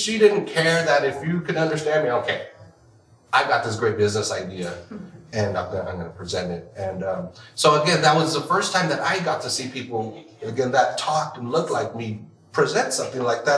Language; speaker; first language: English; early bilingual, other home language; Spanish